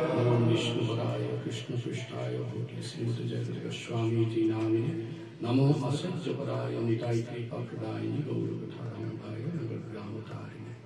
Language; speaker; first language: Bangla; non-native, learner; Assamese